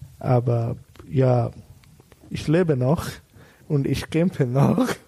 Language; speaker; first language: German; non-native, learner; Bangla